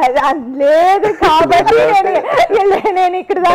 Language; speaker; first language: Telugu; non-native, local second language; Tamil